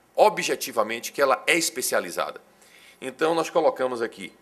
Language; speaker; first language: Portuguese; native; Portuguese